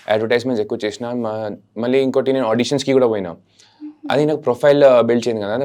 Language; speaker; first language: Telugu; non-native, local second language; Hindi